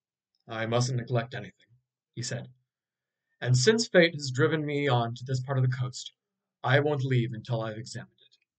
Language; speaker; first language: English; native; English